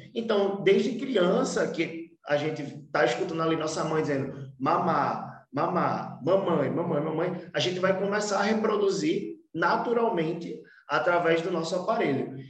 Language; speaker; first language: Portuguese; native; Portuguese